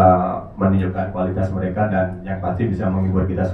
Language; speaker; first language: Indonesian; native; Indonesian